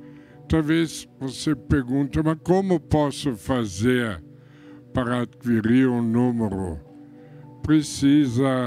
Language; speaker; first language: Portuguese; non-native, fluent; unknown